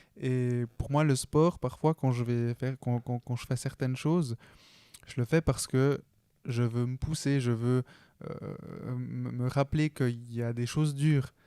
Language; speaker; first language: French; early bilingual, other home language; Spanish